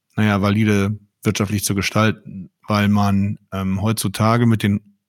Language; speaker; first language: German; native; German